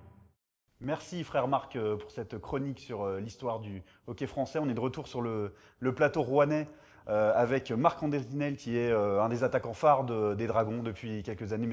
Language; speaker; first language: French; native; French